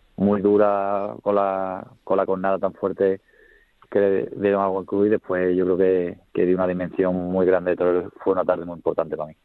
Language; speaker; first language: Spanish; native; Spanish